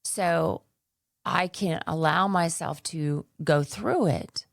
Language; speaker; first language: English; native; English